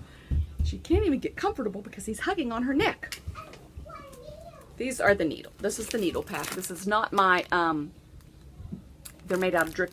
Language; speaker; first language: English; native; English